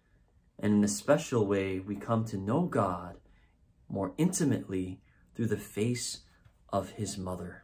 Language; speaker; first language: English; native; English